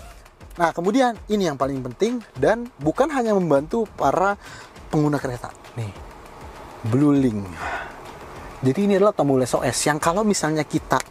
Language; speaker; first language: Indonesian; native; Indonesian